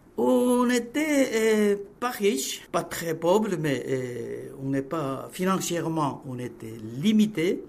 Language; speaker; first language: French; non-native, fluent; Korean